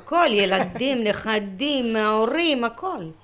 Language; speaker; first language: Hebrew; early bilingual, other home language; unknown